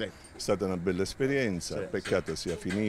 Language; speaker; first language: Italian; native; Italian